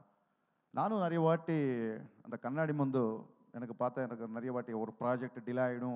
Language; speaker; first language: Tamil; non-native, learner; Telugu